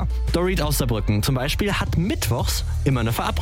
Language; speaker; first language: German; native; German